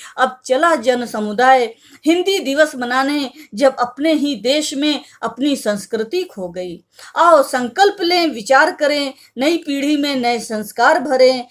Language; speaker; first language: Hindi; native; Hindi